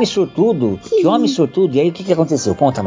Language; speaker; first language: Portuguese; native; Portuguese